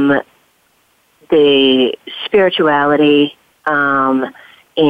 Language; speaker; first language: English; native; English